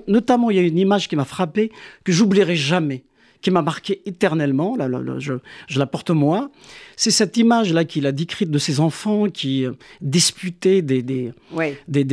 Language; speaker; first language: French; non-native, local second language; Kabyle